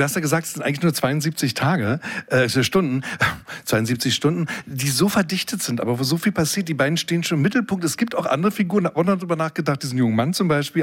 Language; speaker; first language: German; native; German